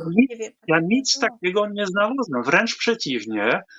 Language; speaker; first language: Polish; non-native, fluent; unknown